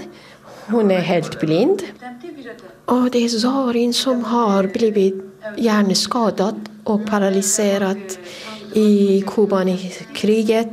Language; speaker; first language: Swedish; non-native, fluent; Persian